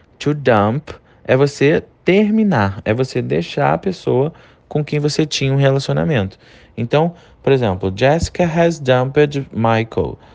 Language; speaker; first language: Portuguese; native; Portuguese